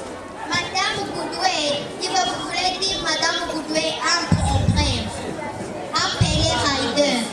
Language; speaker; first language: French; non-native, learner; Kinyarwanda